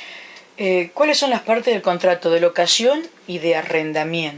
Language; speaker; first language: Spanish; native; Spanish